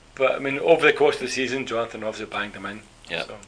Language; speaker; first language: English; native; English